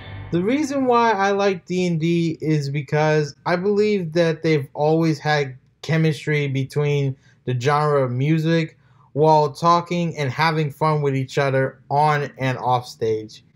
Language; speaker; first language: English; native; English